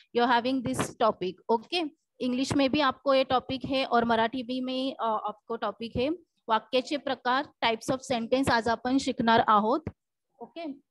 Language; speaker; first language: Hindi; non-native, local second language; Marathi